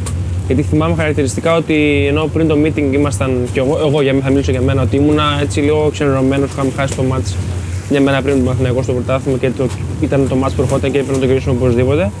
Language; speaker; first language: Greek; native; Greek